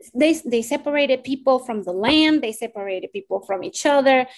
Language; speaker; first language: English; non-native, fluent; Spanish